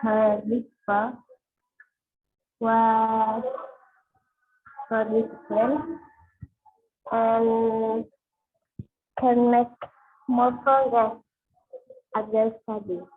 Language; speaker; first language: English; non-native, learner; Indonesian